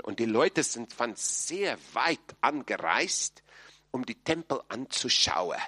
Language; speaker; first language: German; non-native, fluent; English